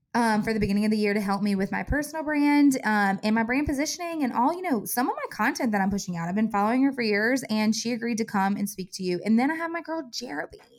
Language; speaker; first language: English; native; English